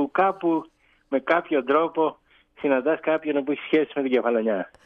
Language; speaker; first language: Greek; early bilingual, other home language; English